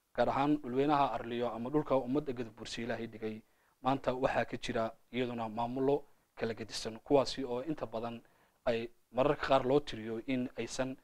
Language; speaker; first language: Somali; native; Somali